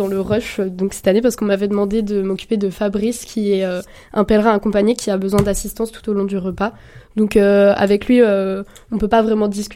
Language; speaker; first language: French; native; French